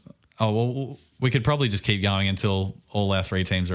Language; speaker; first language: English; native; English